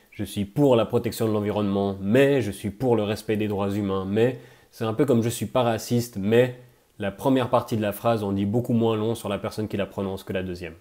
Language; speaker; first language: French; native; French